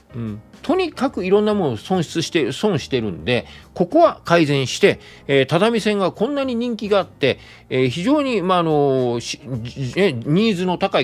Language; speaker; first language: Japanese; native; Japanese